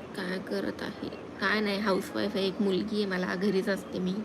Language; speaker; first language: Hindi; non-native, local second language; Marathi